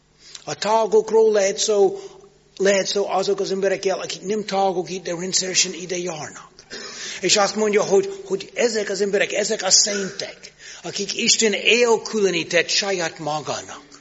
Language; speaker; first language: Hungarian; non-native, learner; English